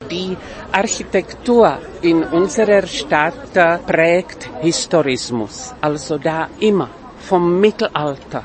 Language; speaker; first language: German; non-native, fluent; Czech